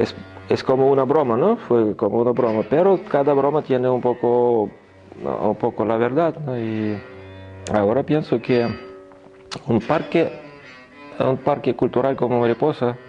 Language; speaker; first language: Spanish; non-native, learner; Russian